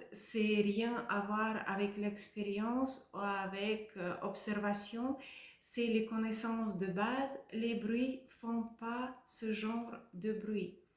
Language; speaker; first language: French; non-native, fluent; Russian